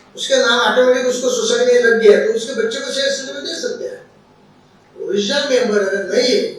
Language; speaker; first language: Hindi; non-native, local second language; Marathi